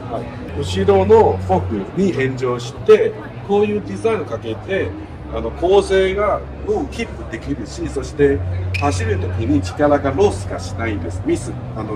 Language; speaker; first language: Japanese; non-native, learner; Chinese